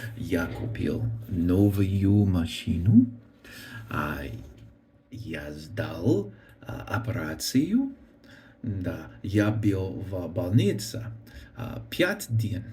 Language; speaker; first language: Russian; non-native, learner; English